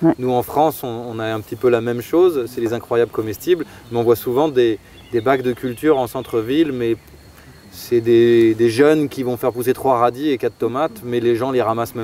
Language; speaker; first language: French; native; French